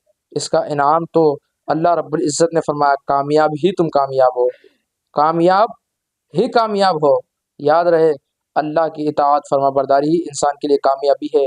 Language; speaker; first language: Urdu; native; Urdu